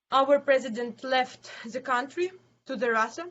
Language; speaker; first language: English; non-native, learner; Ukrainian